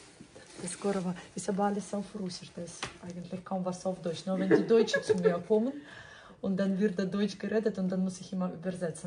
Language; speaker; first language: German; non-native, fluent; Russian